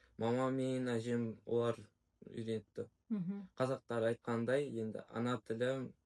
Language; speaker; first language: Kazakh; non-native, local second language; Russian